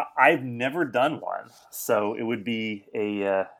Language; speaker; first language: English; native; English